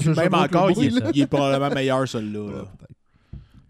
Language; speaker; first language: French; native; French